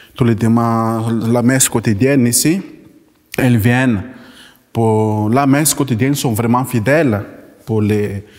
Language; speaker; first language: French; non-native, local second language; Malagasy